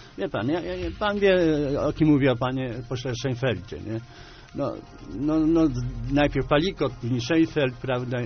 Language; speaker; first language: Polish; native; Polish